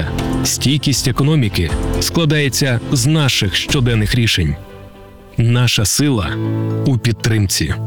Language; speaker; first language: Ukrainian; native; Ukrainian